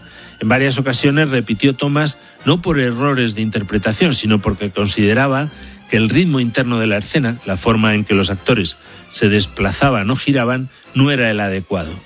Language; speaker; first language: Spanish; native; Spanish